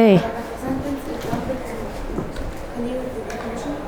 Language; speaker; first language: English; non-native, learner; Arabic